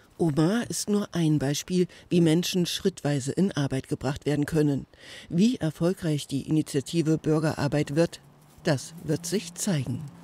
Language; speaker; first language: German; native; German